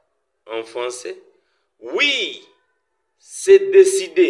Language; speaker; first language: French; non-native, local second language; Swahili